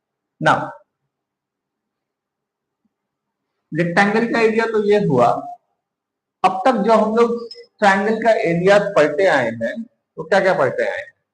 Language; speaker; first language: Hindi; native; Hindi